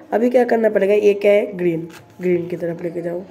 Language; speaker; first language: Hindi; non-native, local second language; Bangla